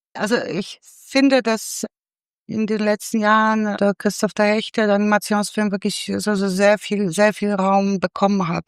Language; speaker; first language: German; non-native, fluent; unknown